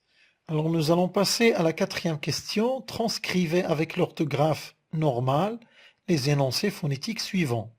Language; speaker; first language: French; non-native, local second language; Arabic